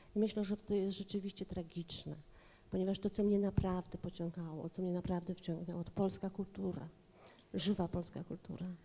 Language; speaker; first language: Polish; native; Polish